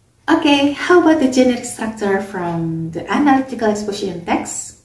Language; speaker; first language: English; non-native, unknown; Indonesian